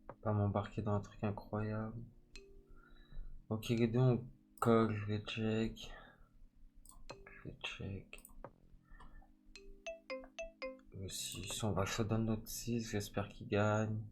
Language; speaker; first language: French; native; French